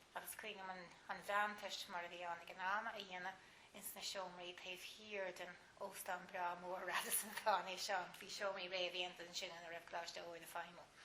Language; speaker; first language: Irish; native; Irish